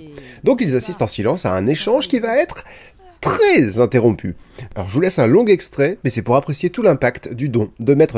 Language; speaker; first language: French; native; French